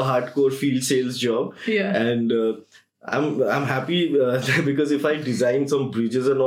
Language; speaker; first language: English; non-native, local second language; Bangla